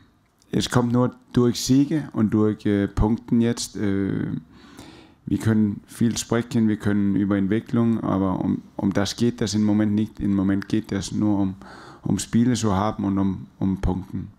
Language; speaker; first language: German; non-native, fluent; Danish